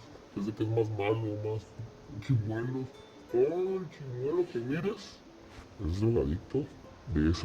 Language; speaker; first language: Spanish; native; Spanish